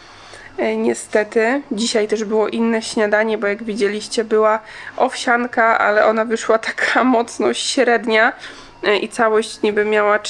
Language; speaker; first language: Polish; native; Polish